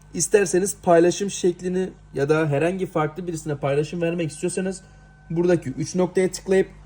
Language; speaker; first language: Turkish; native; Turkish